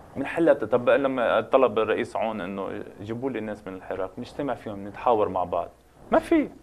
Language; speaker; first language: Arabic; native; Arabic